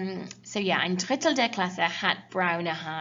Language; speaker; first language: German; non-native, fluent; English